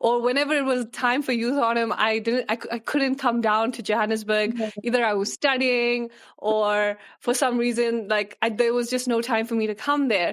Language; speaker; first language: English; early bilingual, other home language; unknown